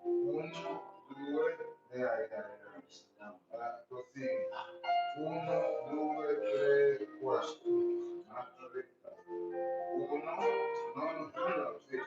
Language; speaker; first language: Italian; non-native, learner; Portuguese